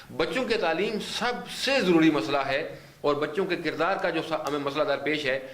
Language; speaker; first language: Urdu; native; Urdu